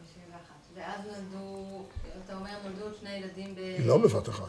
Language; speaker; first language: Hebrew; native; Hebrew